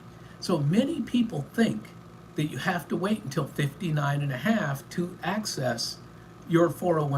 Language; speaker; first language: English; native; English